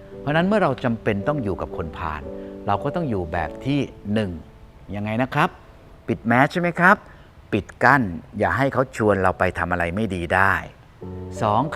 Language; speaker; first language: Thai; native; Thai